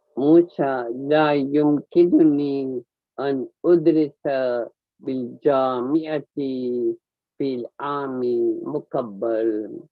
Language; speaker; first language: Arabic; non-native, learner; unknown